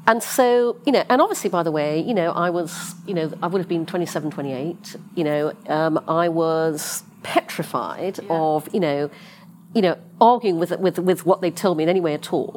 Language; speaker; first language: English; native; English